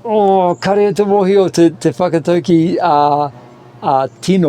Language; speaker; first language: Māori; non-native, local second language; English